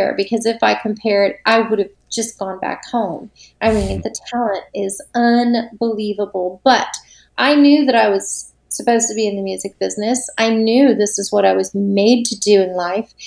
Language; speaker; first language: English; native; English